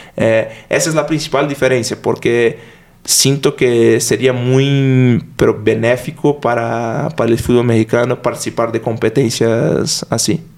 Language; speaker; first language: Spanish; non-native, fluent; Portuguese